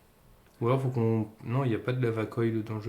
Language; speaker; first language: French; native; French